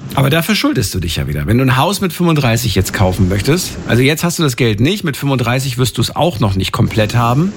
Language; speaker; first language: German; native; German